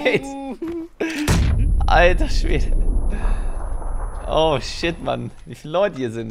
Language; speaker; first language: German; native; German